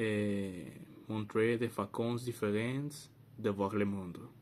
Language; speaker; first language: French; non-native, learner; Spanish